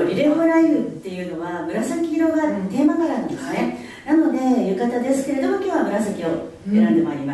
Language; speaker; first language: Japanese; native; Japanese